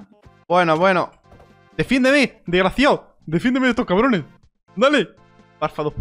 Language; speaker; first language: Spanish; native; Spanish